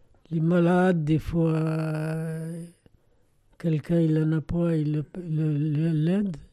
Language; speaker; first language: French; non-native, fluent; Arabic